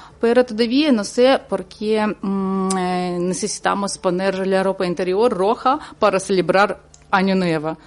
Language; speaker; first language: Spanish; non-native, learner; Ukrainian